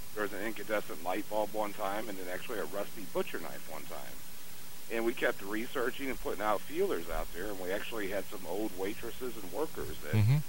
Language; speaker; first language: English; native; English